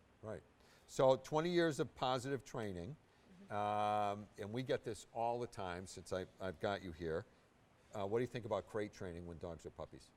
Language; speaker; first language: English; native; English